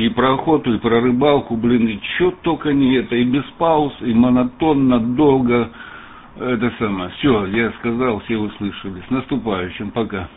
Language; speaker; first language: Russian; native; Russian